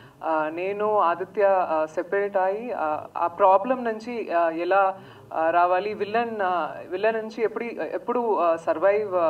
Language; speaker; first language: Telugu; non-native, learner; Tamil